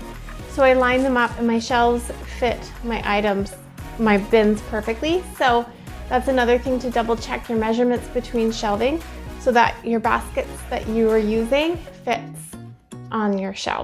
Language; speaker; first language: English; native; English